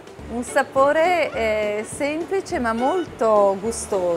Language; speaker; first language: Italian; native; Italian